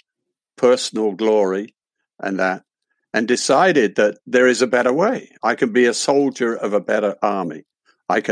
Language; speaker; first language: English; native; English